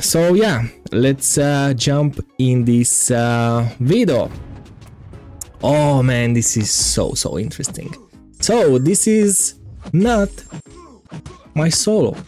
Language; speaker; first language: English; non-native, fluent; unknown